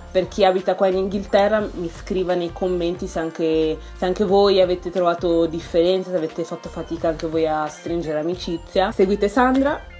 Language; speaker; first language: Italian; early bilingual, other home language; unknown